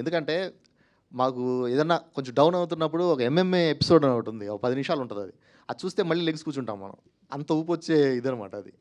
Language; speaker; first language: Telugu; native; Telugu